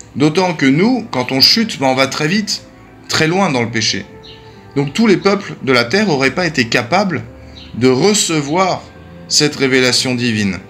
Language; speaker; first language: French; native; French